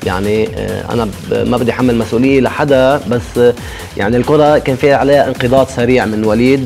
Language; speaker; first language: Arabic; native; Arabic